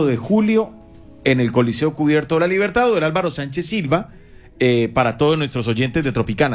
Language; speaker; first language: Spanish; native; Spanish